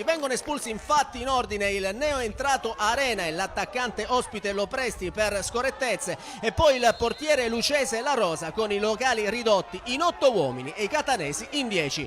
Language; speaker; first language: Italian; native; Italian